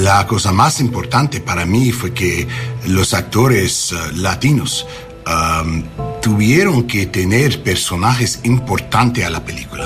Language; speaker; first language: Spanish; non-native, learner; English